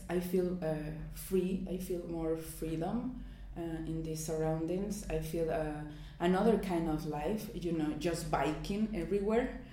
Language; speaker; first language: English; non-native, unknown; Spanish